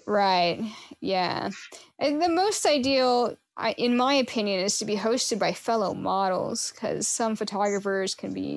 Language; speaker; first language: English; native; English